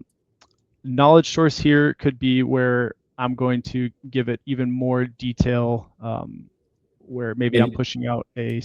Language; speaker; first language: English; native; English